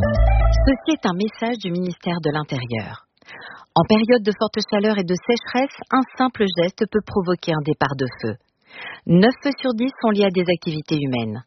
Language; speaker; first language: French; native; French